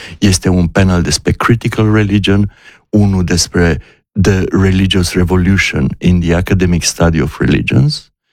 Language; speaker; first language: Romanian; native; Romanian